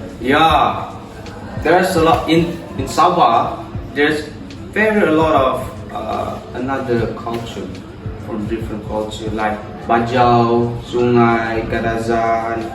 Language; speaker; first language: English; non-native, local second language; Malay